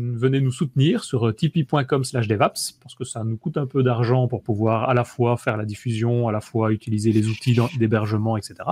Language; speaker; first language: French; native; French